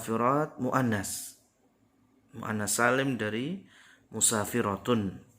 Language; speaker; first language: Arabic; non-native, fluent; Indonesian